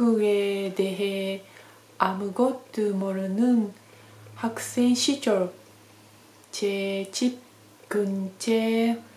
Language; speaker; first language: Korean; non-native, learner; Japanese